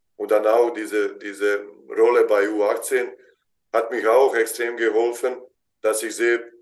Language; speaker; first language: German; non-native, fluent; Bosnian